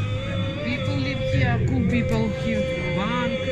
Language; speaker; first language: English; non-native, learner; Russian